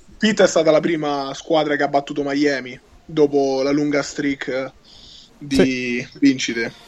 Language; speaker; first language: Italian; native; Italian